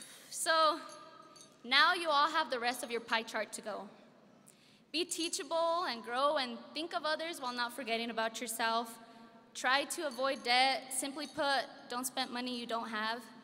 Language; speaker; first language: English; early bilingual, other home language; Spanish